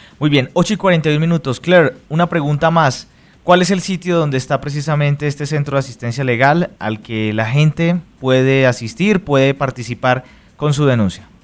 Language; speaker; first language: Spanish; native; Spanish